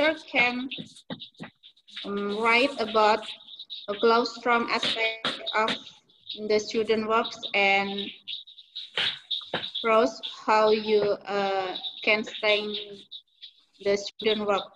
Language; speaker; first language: English; non-native, learner; Indonesian